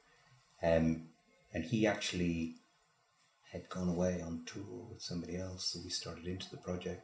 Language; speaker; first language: English; native; English